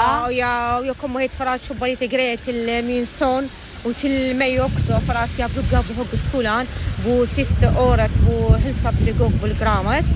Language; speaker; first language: Swedish; non-native, learner; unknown